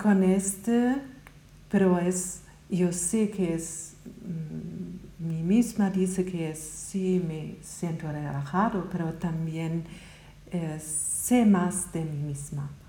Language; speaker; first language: Spanish; non-native, learner; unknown